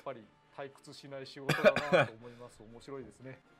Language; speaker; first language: Japanese; native; Japanese